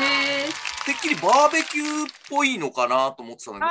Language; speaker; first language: Japanese; native; Japanese